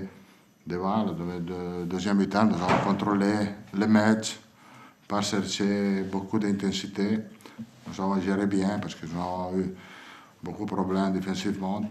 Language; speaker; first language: French; non-native, fluent; Italian